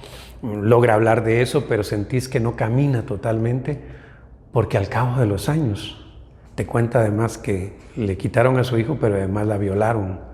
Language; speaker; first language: Spanish; native; Spanish